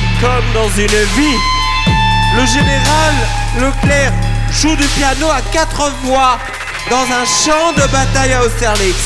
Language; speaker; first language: French; native; French